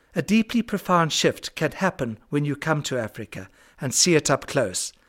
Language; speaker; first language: English; native; English